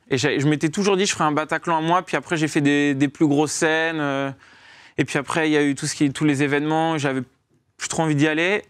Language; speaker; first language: French; native; French